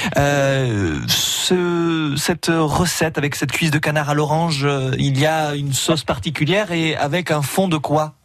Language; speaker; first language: French; native; French